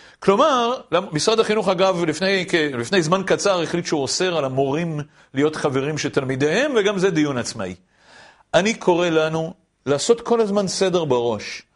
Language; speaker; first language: Hebrew; native; Hebrew